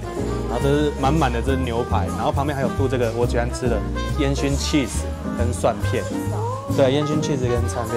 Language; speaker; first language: Chinese; native; Chinese